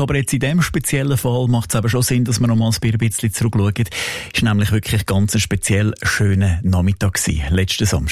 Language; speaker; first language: German; native; German